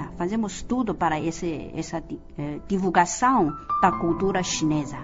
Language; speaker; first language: Portuguese; non-native, fluent; Chinese